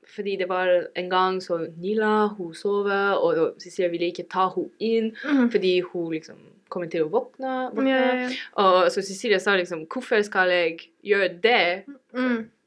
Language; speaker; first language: Norwegian; non-native, fluent; English